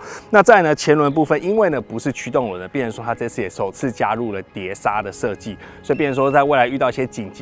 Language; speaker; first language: Chinese; native; Chinese